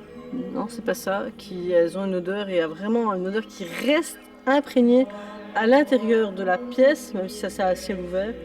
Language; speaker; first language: French; native; French